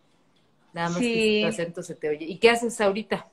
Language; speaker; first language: Spanish; native; Spanish